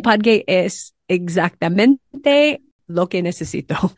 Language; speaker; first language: Spanish; non-native, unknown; English